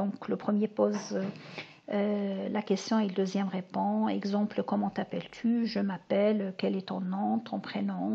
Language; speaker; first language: French; non-native, local second language; Arabic